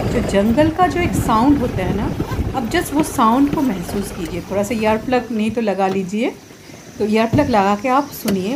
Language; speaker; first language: Hindi; non-native, local second language; Bangla